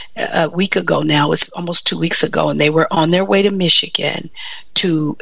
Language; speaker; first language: English; native; English